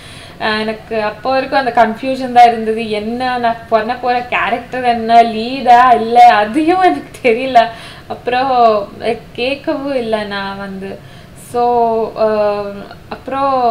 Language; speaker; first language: Tamil; non-native, fluent; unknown